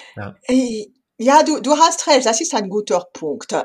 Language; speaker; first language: German; non-native, fluent; French